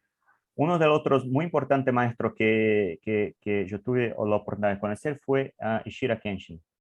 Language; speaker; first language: Spanish; non-native, learner; English